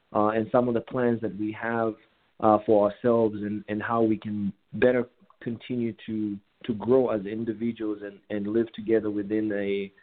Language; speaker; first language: English; non-native, local second language; Bemba